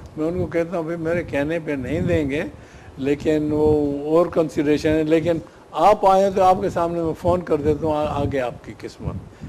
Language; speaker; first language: Urdu; non-native, local second language; Sindhi